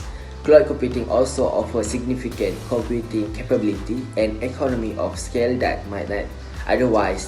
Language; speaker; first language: English; non-native, local second language; Malay